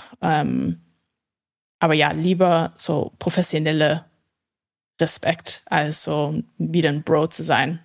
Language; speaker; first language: German; early bilingual, heritage; English